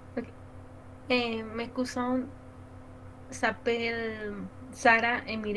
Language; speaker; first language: French; non-native, learner; Spanish